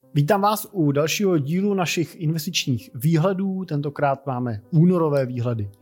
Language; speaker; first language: Czech; native; Czech